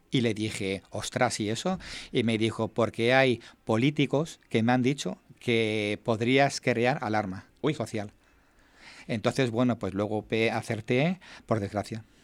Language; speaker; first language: Spanish; native; Spanish